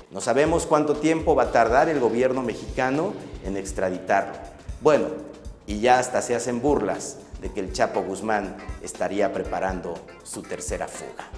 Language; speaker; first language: Spanish; native; Spanish